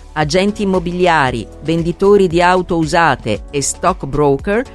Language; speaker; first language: Italian; native; Italian